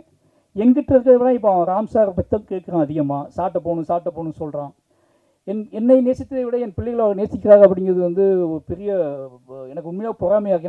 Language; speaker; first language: Tamil; native; Tamil